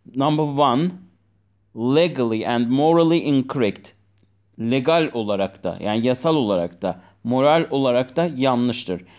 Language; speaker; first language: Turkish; non-native, fluent; Azerbaijani